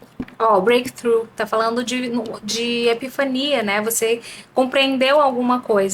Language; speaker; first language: Portuguese; native; Portuguese